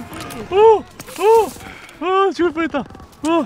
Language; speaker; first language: Korean; native; Korean